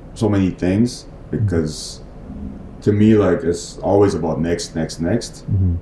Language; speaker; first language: English; non-native, fluent; Korean